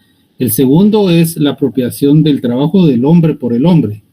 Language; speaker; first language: Spanish; native; Spanish